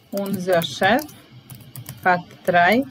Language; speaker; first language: German; non-native, fluent; Italian